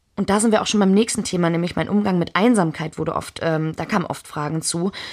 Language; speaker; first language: German; early bilingual, heritage; German